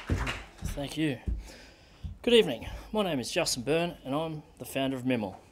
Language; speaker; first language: English; native; English